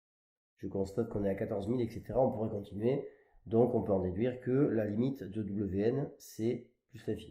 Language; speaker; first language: French; native; French